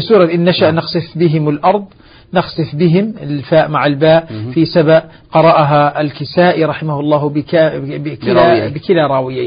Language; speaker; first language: Arabic; native; Arabic